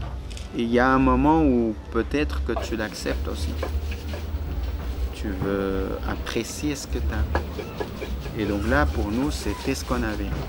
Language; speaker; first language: French; non-native, fluent; Spanish